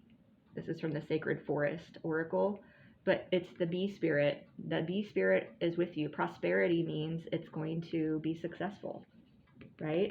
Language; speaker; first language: English; native; English